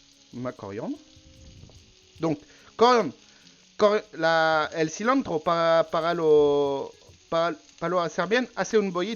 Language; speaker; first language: Spanish; non-native, learner; French